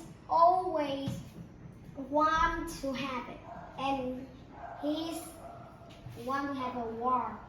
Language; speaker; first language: English; non-native, learner; Vietnamese